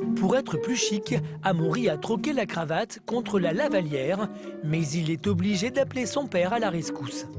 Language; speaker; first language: French; native; French